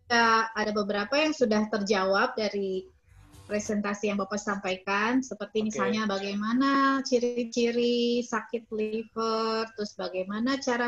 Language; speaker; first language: Indonesian; native; Indonesian